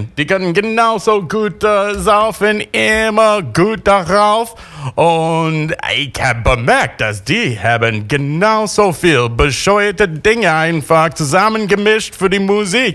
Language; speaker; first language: German; non-native, fluent; English